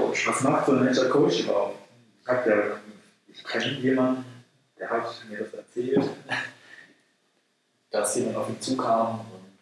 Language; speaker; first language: German; native; German